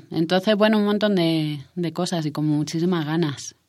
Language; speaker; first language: Spanish; native; Spanish